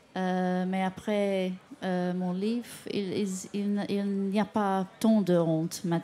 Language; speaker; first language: French; non-native, fluent; English